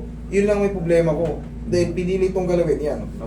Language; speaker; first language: Filipino; native; Filipino